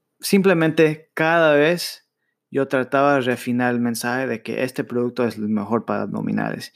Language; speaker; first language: Spanish; early bilingual, heritage; Spanish